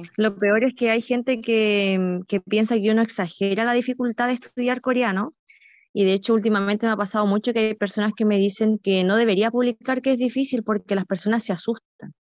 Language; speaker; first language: Spanish; native; Spanish